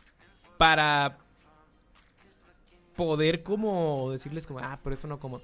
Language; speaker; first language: Spanish; native; Spanish